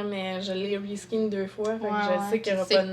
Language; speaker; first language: French; native; French